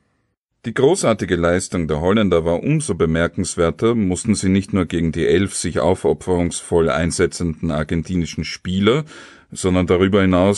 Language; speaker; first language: German; native; German